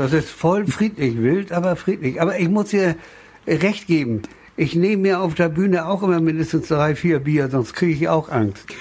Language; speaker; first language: German; native; German